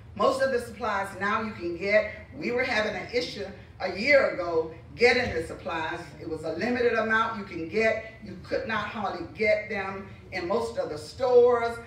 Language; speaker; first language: English; native; English